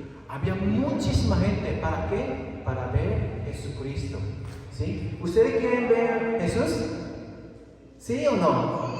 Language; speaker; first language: Spanish; non-native, learner; Korean